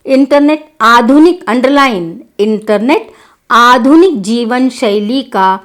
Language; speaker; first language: Hindi; non-native, local second language; Kannada